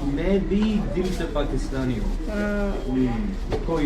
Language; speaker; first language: Hindi; non-native, learner; Turkish